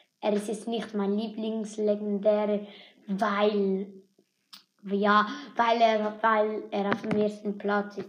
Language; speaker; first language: German; native; German